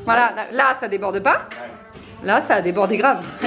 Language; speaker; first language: French; native; French